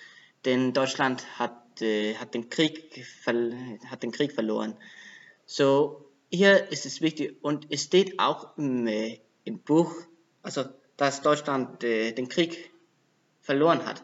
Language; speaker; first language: German; non-native, learner; Danish